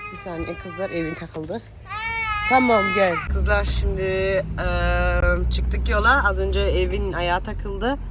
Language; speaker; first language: Turkish; early bilingual, heritage; Turkish